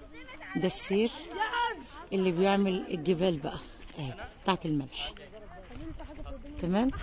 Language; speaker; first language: Arabic; native; Arabic